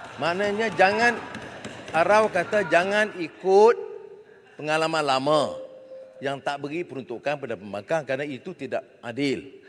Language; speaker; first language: Malay; native; Malay